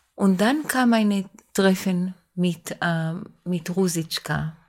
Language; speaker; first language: German; non-native, fluent; Hebrew